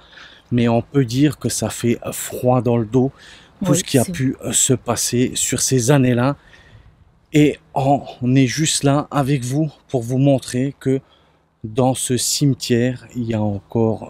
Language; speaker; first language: French; native; French